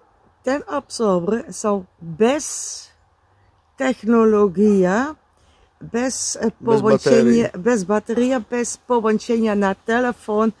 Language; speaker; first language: Polish; non-native, learner; Dutch